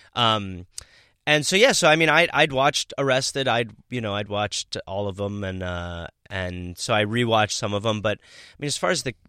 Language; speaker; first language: English; native; English